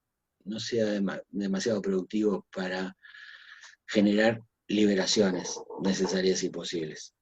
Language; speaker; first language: Spanish; native; Spanish